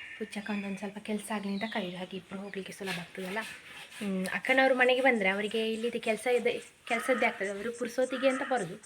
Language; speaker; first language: Kannada; non-native, local second language; Konkani